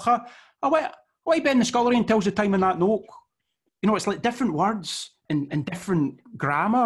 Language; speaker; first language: English; native; English